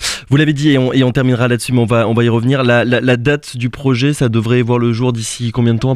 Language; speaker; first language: French; native; French